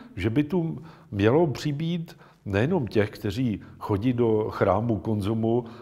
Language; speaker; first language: Czech; native; Czech